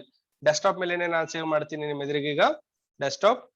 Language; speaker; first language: Kannada; native; Kannada